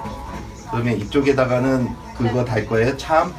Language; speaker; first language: Korean; native; Korean